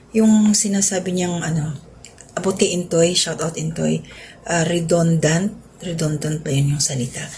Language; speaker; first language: Filipino; non-native, local second language; Cebuano